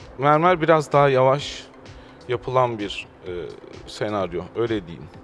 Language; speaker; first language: Turkish; native; Turkish